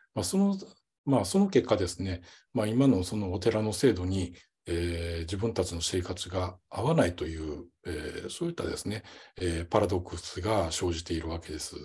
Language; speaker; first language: Japanese; native; Japanese